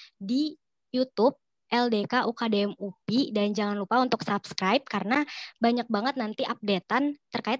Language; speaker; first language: Indonesian; native; Indonesian